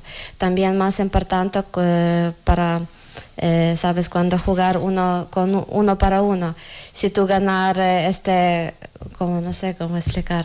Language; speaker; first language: Spanish; non-native, learner; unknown